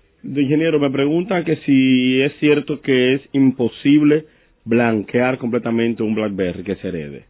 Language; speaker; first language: Spanish; native; Spanish